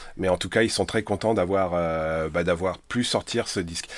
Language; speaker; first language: French; native; French